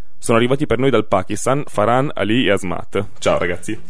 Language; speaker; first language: Italian; native; Italian